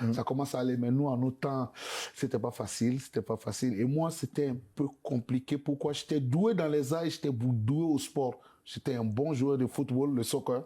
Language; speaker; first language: French; non-native, local second language; Bambara